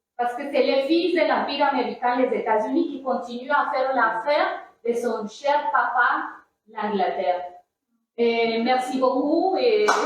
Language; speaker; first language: French; non-native, fluent; Spanish